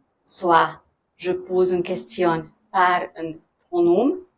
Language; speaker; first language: French; non-native, fluent; German